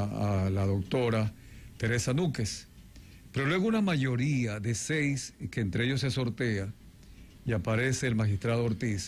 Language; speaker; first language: Spanish; native; Spanish